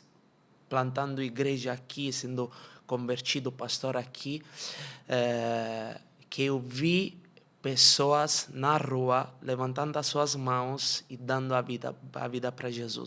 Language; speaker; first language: Portuguese; non-native, fluent; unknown